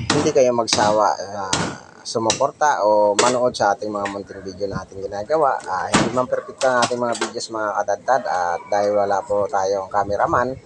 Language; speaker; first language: Filipino; non-native, local second language; Waray